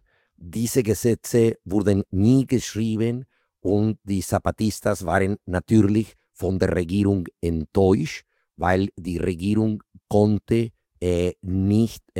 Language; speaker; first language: German; non-native, fluent; Spanish